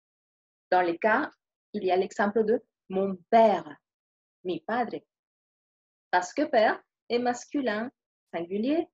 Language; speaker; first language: French; non-native, fluent; Spanish